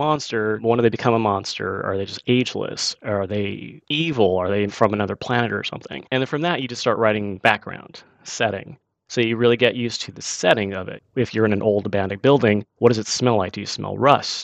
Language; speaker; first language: English; native; English